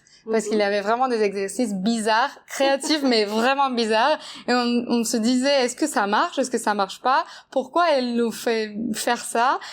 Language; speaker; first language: French; non-native, fluent; Spanish